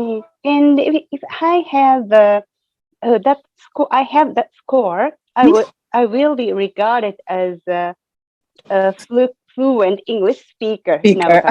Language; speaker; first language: English; non-native, fluent; Japanese